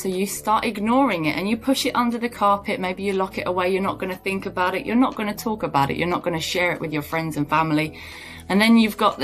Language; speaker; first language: English; native; English